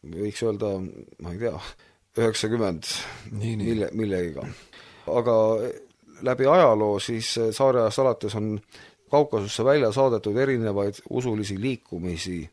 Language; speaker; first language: Estonian; native; Estonian